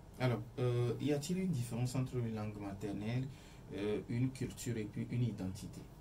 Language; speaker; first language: French; non-native, local second language; Ewe